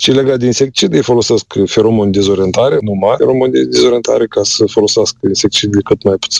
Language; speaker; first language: Romanian; native; Romanian